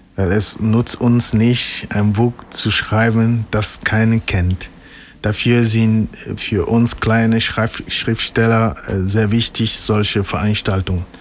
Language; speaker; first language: German; non-native, fluent; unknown